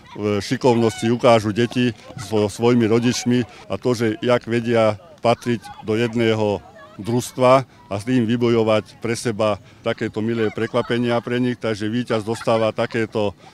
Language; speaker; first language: Slovak; non-native, local second language; Hungarian